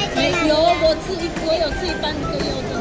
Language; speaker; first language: Chinese; non-native, fluent; Filipino